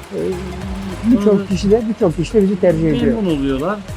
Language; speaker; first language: Turkish; native; Turkish